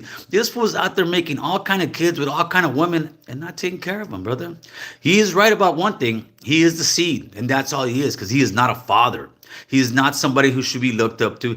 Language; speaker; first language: English; native; English